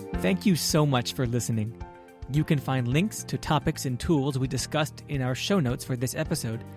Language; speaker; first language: English; native; English